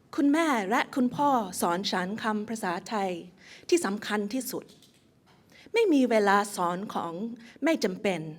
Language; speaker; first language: Thai; early bilingual, heritage; Thai